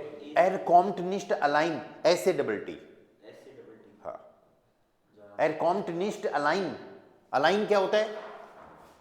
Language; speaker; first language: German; non-native, fluent; Hindi